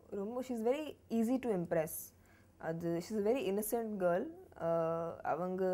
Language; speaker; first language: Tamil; non-native, learner; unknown